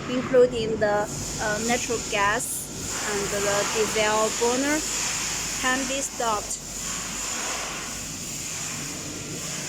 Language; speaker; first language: English; non-native, learner; Chinese